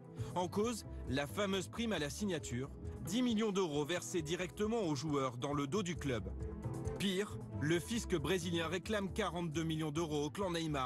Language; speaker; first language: French; native; French